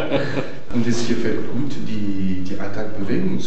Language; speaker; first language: German; non-native, fluent; French